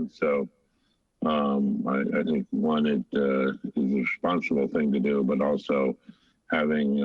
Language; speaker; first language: English; native; English